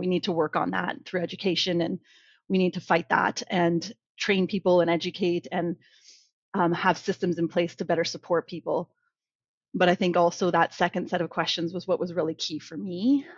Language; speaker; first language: English; native; English